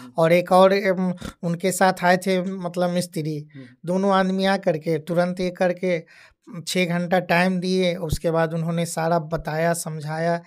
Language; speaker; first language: Hindi; native; Hindi